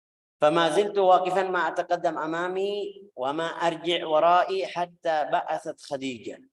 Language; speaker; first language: Arabic; native; Arabic